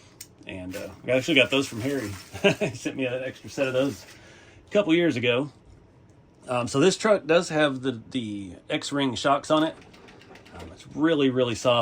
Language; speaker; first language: English; native; English